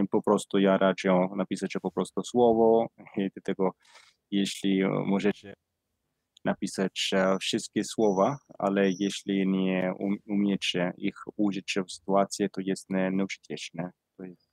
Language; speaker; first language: Polish; non-native, learner; Italian